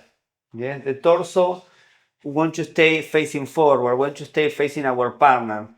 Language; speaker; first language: English; non-native, fluent; Spanish